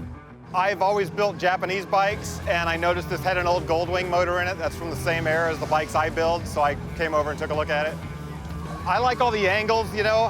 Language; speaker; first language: English; native; English